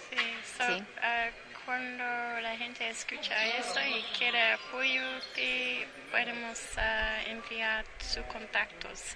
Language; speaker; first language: Spanish; non-native, learner; English